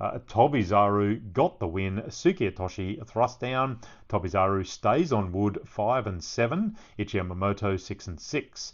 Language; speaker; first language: English; native; English